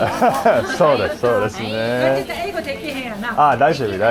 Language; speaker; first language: Japanese; non-native, learner; English